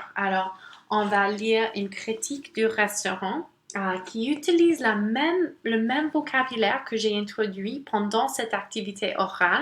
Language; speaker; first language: French; non-native, local second language; English